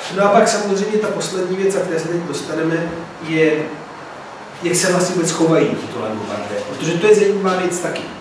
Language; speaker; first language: Czech; non-native, fluent; Italian